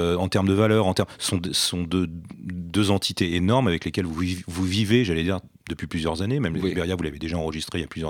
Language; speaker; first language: French; native; French